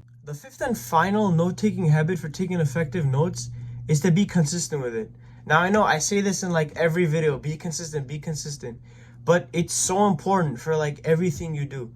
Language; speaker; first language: English; native; English